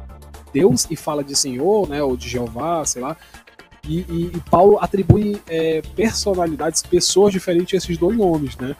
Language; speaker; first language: Portuguese; native; Portuguese